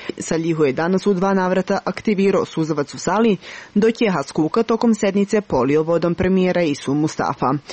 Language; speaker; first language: Serbian; non-native, local second language; Albanian